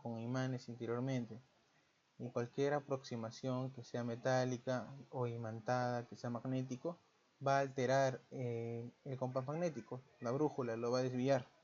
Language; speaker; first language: Spanish; native; Spanish